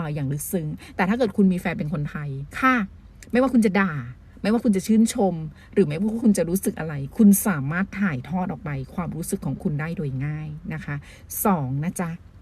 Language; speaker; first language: Thai; native; Thai